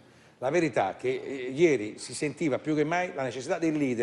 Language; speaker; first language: Italian; native; Italian